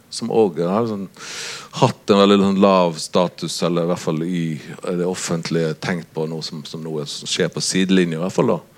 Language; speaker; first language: Norwegian; native; Norwegian